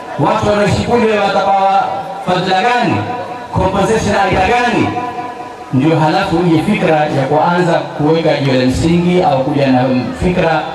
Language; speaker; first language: Swahili; native; Swahili